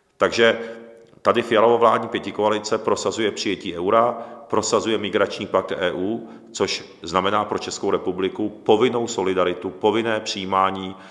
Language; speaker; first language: Czech; non-native, local second language; Japanese